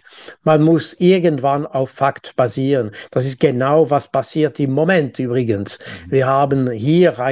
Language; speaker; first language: German; non-native, local second language; French